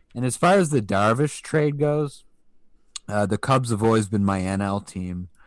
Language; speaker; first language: English; native; English